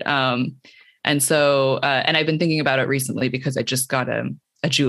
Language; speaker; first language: English; native; English